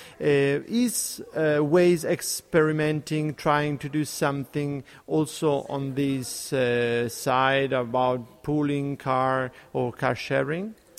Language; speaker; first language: English; non-native, fluent; Italian